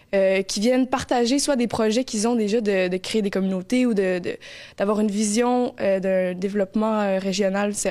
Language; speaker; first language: French; native; French